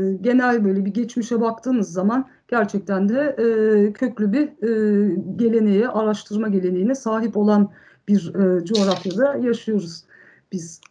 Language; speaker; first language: Turkish; early bilingual, heritage; Turkish